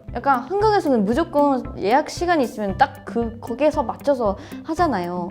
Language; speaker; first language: Korean; non-native, fluent; Japanese